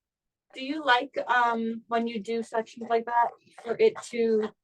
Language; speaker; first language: English; native; English